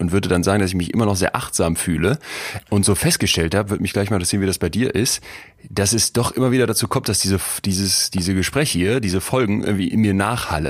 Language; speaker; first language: German; native; German